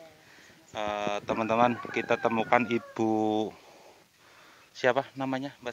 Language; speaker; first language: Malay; non-native, local second language; Javanese